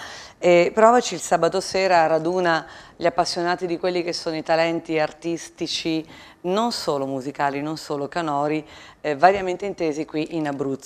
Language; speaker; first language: Italian; native; Italian